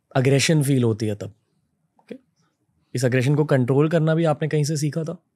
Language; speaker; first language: Hindi; native; Hindi